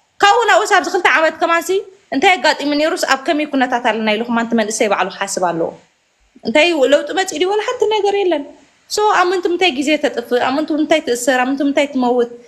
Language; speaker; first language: Tigrinya; native; Tigrinya